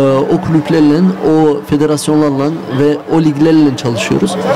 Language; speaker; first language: Turkish; early bilingual, heritage; Turkish